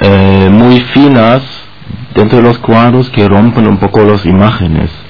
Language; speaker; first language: Spanish; non-native, fluent; German